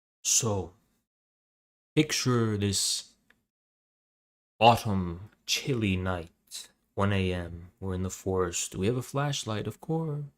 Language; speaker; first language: English; native; English